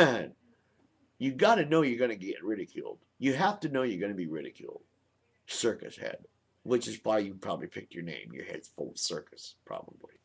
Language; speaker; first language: English; native; English